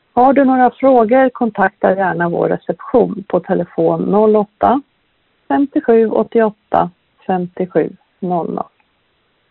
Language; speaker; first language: Swedish; native; Swedish